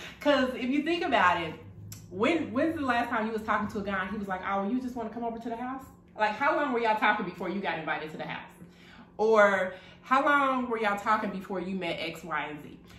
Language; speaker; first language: English; native; English